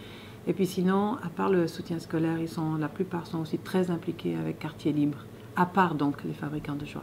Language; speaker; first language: French; native; French